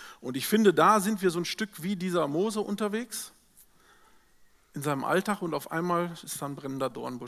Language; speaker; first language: German; native; German